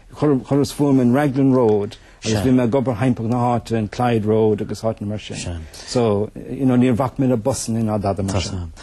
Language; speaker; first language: Irish; native; Irish